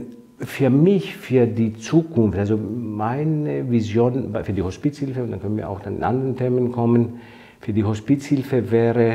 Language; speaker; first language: German; non-native, fluent; Greek